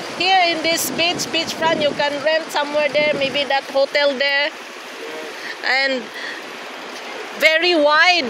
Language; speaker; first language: English; non-native, local second language; Filipino